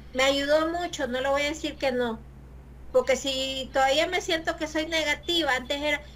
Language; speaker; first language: Spanish; native; Spanish